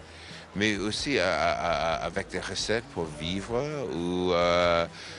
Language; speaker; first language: French; non-native, fluent; English